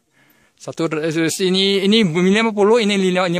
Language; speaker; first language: Indonesian; non-native, learner; Czech